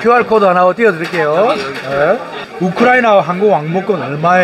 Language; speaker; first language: Korean; native; Korean